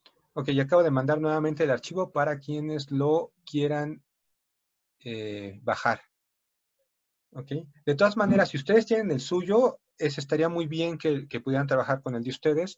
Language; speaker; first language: Spanish; native; Spanish